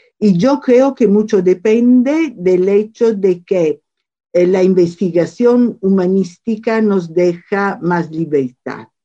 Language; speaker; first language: Spanish; non-native, fluent; Italian